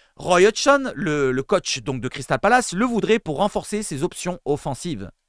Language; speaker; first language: French; native; French